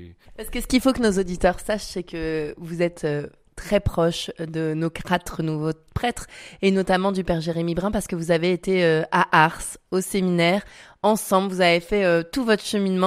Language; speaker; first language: French; native; French